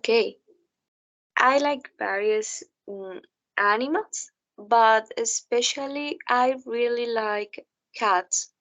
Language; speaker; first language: English; non-native, learner; Spanish